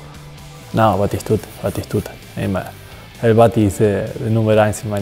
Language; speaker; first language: German; non-native, learner; Spanish